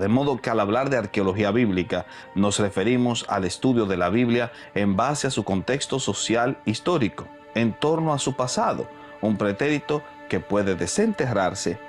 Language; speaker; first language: Spanish; native; Spanish